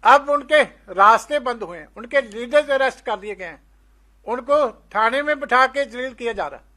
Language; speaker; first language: Hindi; non-native, local second language; Punjabi